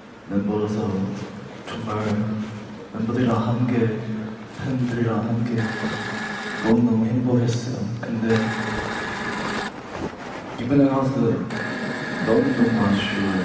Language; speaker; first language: Korean; non-native, fluent; Chinese